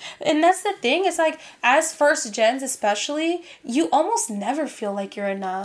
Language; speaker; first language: English; early bilingual, other home language; Spanish